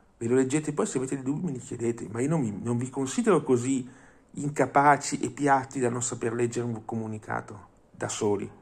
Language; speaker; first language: Italian; non-native, fluent; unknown